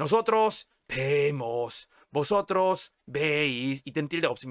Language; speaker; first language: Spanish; non-native, fluent; Korean